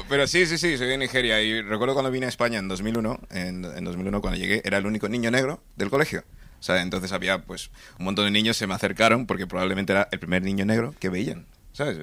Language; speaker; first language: Spanish; early bilingual, other home language; English